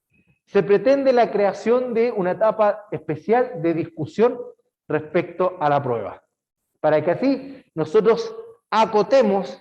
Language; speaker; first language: Spanish; native; Spanish